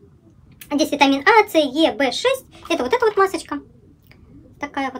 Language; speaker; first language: Russian; native; Russian